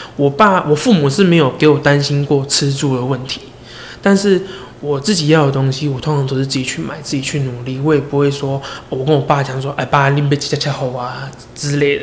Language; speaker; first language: Chinese; native; Chinese